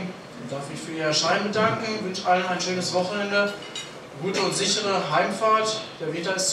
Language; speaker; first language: German; native; German